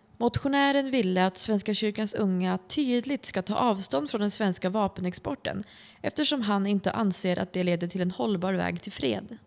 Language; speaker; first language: Swedish; native; Swedish